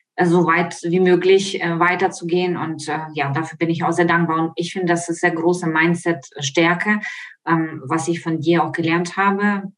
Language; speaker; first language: German; non-native, fluent; Ukrainian